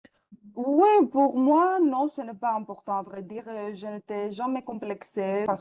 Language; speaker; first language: French; non-native, fluent; Greek